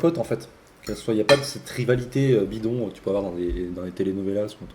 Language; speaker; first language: French; native; French